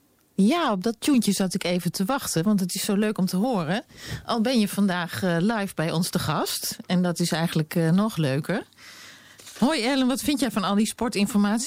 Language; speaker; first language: Dutch; native; Dutch